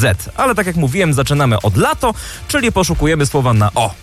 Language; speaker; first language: Polish; native; Polish